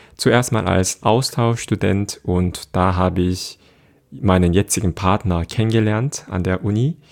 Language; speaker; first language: German; non-native, fluent; Korean